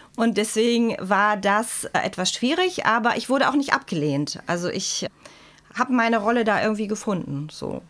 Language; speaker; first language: German; early bilingual, other home language; Czech